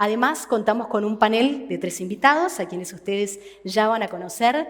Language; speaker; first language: Spanish; native; Spanish